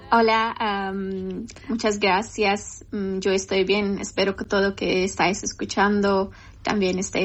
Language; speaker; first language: Spanish; non-native, learner; Persian